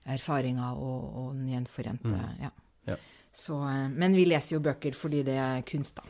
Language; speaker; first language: Norwegian; native; Norwegian